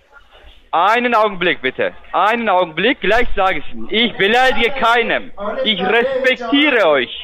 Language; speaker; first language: German; non-native, fluent; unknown